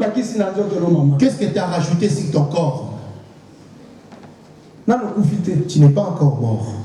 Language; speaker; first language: French; non-native, local second language; Lingala